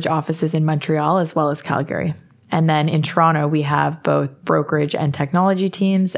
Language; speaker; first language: English; native; English